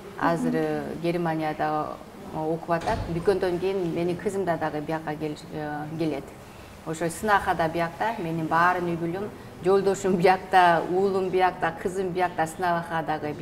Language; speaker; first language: Kyrgyz; non-native, learner; Korean